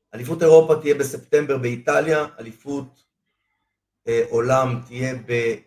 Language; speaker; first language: Hebrew; non-native, fluent; Spanish